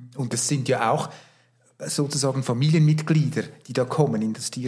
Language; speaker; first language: German; native; German